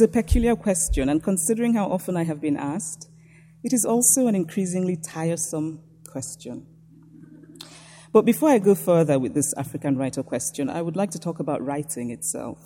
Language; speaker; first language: English; native; English